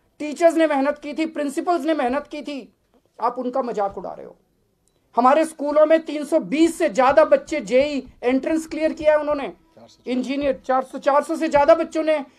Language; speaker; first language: Hindi; native; Hindi